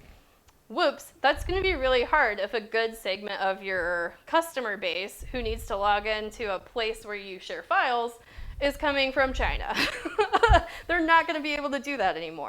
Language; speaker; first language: English; native; English